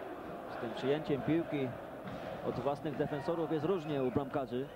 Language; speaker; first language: Polish; native; Polish